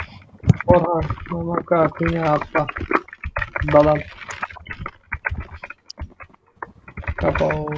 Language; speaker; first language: Indonesian; non-native, learner; Turkish